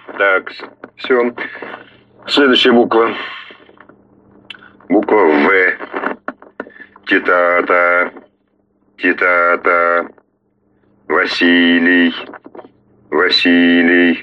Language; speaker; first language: Russian; native; Russian